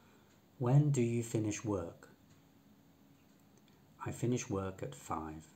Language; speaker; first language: English; non-native, fluent; Polish